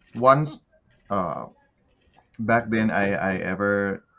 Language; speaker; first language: English; non-native, learner; Thai